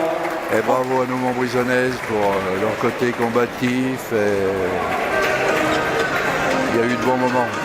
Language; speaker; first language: French; native; French